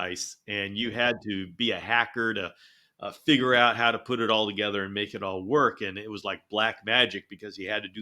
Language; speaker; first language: English; native; English